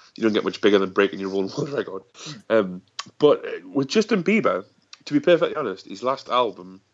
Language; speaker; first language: English; native; English